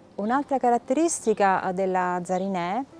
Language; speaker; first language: Italian; native; Italian